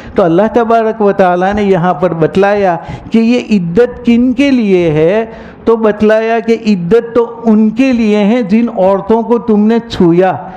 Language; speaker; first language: Urdu; non-native, local second language; Gujarati